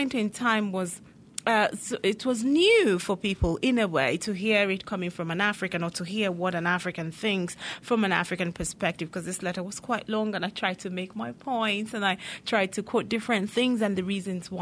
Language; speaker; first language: English; non-native, local second language; Igbo